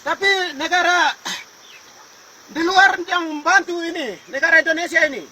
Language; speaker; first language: Indonesian; non-native, local second language; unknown